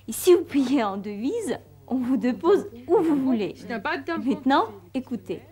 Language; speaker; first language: French; non-native, fluent; Russian